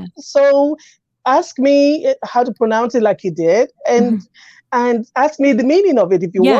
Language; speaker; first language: English; native; English